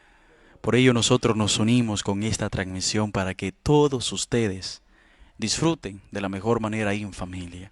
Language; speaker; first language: Spanish; native; Spanish